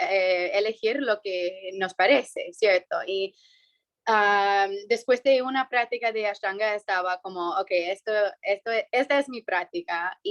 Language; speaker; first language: Spanish; non-native, fluent; English